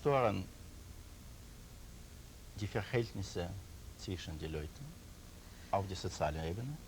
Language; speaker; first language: German; non-native, learner; Russian